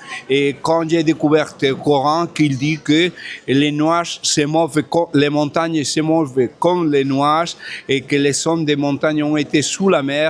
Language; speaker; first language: French; non-native, fluent; Spanish